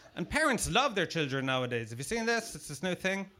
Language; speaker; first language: English; native; English